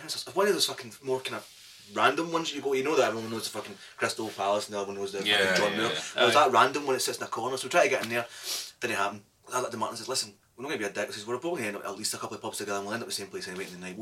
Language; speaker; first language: English; native; English